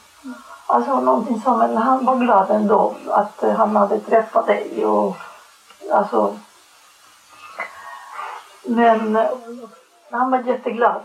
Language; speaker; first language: Swedish; non-native, learner; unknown